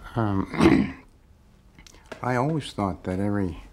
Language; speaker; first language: English; native; English